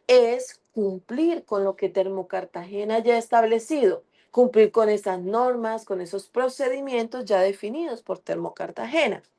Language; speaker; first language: Spanish; native; Spanish